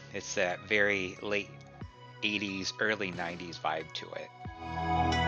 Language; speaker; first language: English; native; English